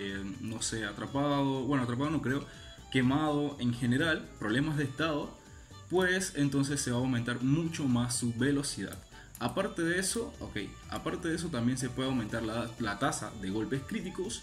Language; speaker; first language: Spanish; native; Spanish